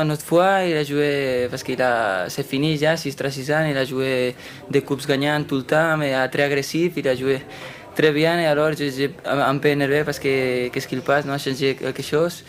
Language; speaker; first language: French; non-native, fluent; Spanish